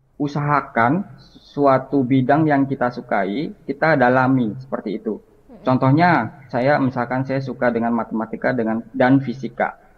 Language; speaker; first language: Indonesian; native; Indonesian